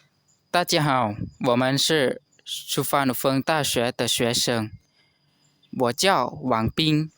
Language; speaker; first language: Chinese; non-native, learner; Lao